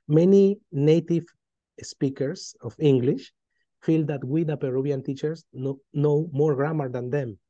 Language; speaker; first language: English; non-native, fluent; Spanish